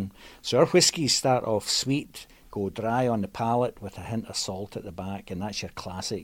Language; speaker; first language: English; native; English